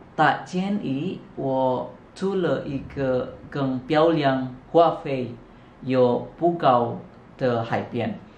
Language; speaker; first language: Chinese; non-native, learner; Indonesian